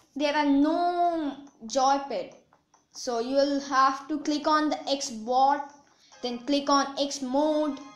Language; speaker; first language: English; non-native, local second language; Hindi